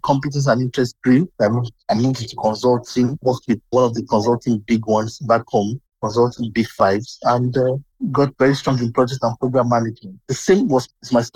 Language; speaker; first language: English; non-native, local second language; Yoruba